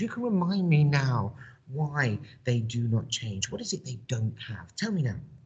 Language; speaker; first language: English; native; English